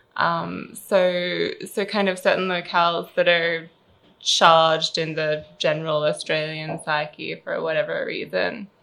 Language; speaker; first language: English; native; English